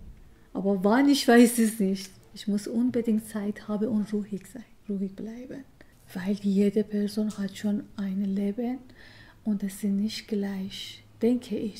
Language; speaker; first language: German; non-native, learner; Persian